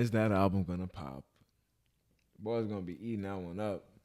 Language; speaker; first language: English; native; English